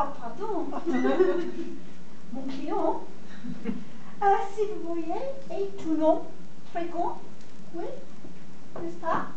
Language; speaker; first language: French; non-native, learner; English